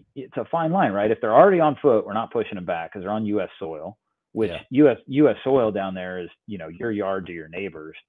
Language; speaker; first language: English; native; English